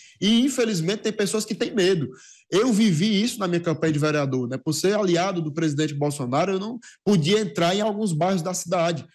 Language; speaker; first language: Portuguese; native; Portuguese